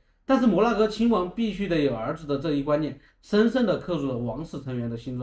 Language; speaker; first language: Chinese; native; Chinese